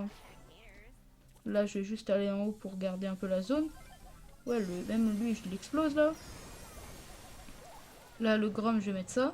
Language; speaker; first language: French; native; French